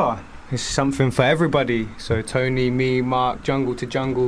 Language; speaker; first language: English; native; English